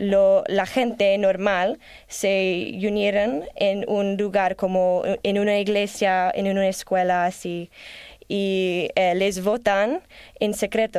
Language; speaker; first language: Spanish; non-native, learner; English